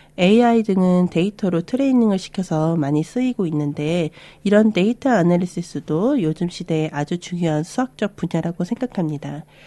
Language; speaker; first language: Korean; early bilingual, other home language; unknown